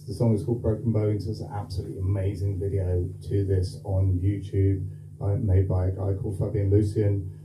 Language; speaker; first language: English; native; English